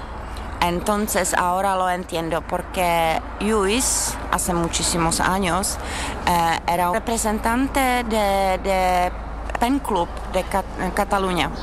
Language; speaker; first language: Spanish; non-native, fluent; Czech